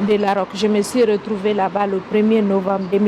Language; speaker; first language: French; non-native, local second language; Mandingo